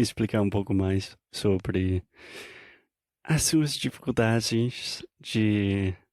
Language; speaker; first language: Portuguese; non-native, fluent; English